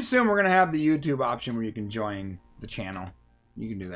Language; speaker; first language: English; native; English